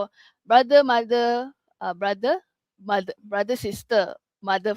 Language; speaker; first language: English; non-native, local second language; Malay